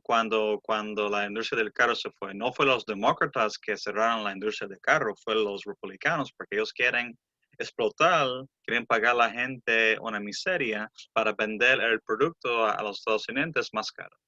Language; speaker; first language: Spanish; early bilingual, heritage; Spanish